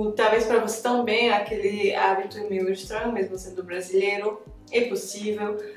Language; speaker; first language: Portuguese; non-native, fluent; French